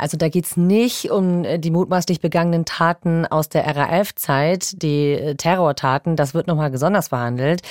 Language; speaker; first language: German; native; German